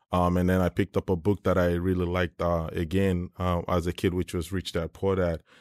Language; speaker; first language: English; non-native, local second language; Yoruba